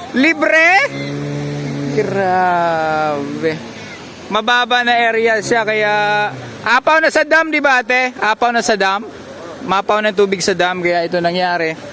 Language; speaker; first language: Filipino; non-native, local second language; Hiligaynon